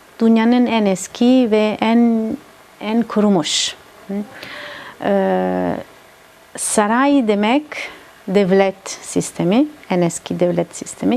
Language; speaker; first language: Turkish; non-native, learner; Italian